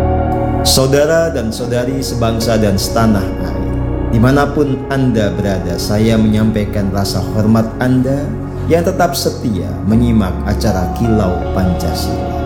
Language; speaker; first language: Indonesian; native; Indonesian